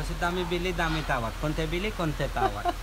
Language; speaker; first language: Filipino; non-native, learner; Bangla